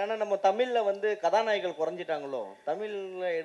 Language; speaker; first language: Tamil; native; Tamil